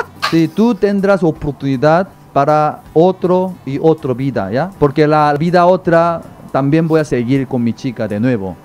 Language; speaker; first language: Spanish; non-native, fluent; Korean